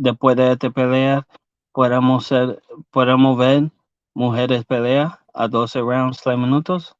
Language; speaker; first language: Spanish; early bilingual, heritage; English